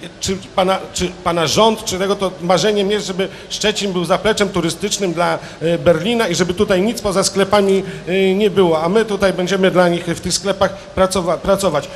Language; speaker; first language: Polish; native; Polish